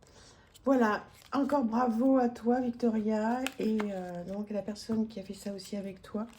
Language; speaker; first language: French; native; French